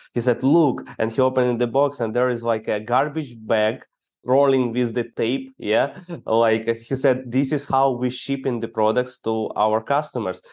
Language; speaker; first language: English; non-native, fluent; Ukrainian